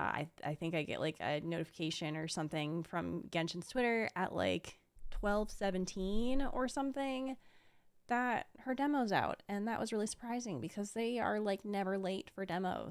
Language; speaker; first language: English; native; English